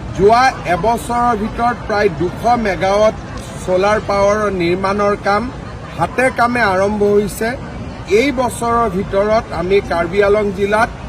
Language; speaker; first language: Assamese; native; Assamese